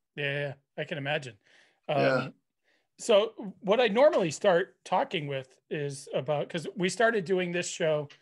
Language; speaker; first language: English; native; English